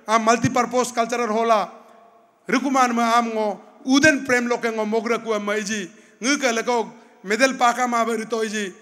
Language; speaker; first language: Hindi; non-native, local second language; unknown